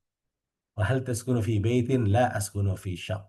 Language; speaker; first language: Arabic; non-native, fluent; Indonesian